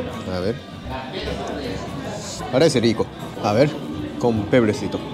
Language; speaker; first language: Spanish; non-native, learner; Japanese